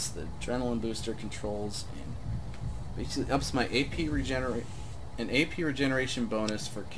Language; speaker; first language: English; native; English